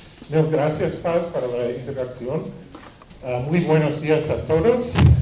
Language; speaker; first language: Spanish; non-native, learner; English